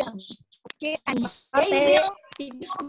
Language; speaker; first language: English; non-native, learner; Indonesian